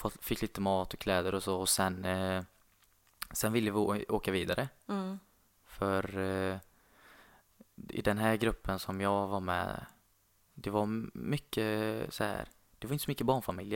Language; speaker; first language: Swedish; non-native, fluent; Arabic